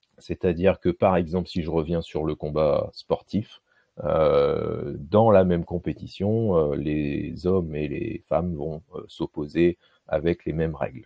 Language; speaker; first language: French; native; French